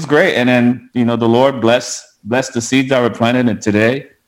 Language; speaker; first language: English; non-native, fluent; Haitian Creole